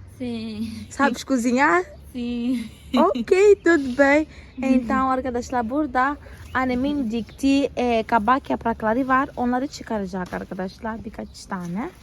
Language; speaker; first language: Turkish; non-native, fluent; Portuguese